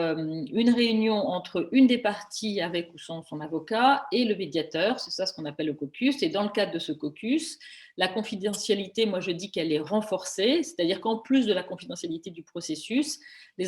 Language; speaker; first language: French; native; French